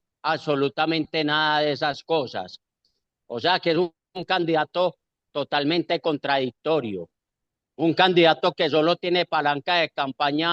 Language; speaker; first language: Spanish; native; Spanish